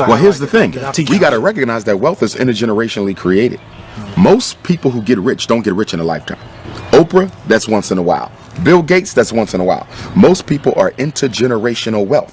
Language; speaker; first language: English; native; English